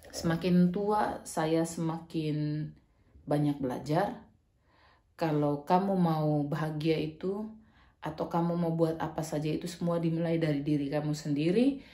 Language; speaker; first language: Indonesian; non-native, local second language; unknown